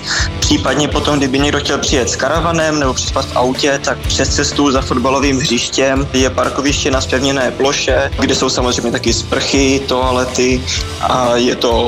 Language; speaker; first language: Czech; native; Czech